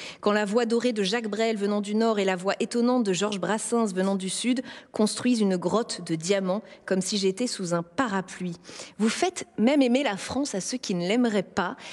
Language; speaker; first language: French; native; French